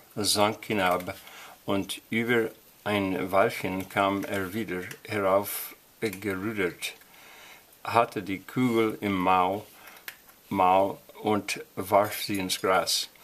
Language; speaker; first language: German; non-native, learner; English